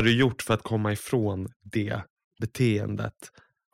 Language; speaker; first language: Swedish; native; Swedish